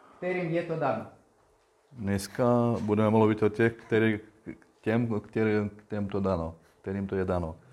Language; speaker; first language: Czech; non-native, learner; Russian